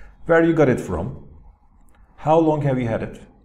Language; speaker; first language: English; non-native, fluent; Turkish